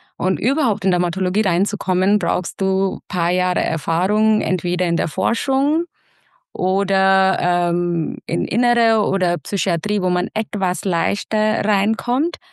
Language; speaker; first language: German; non-native, fluent; Hindi